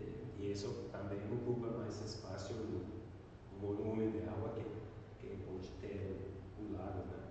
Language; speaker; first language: Portuguese; non-native, learner; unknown